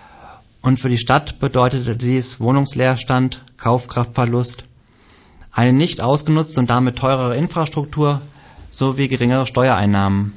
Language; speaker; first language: German; native; German